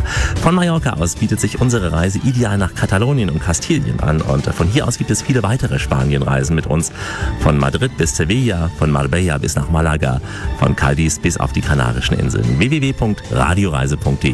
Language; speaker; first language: German; native; German